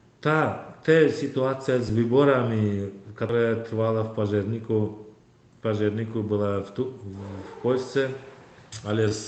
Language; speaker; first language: Polish; non-native, learner; Turkmen